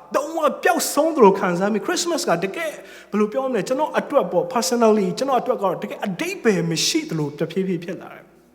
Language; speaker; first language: Burmese; non-native, local second language; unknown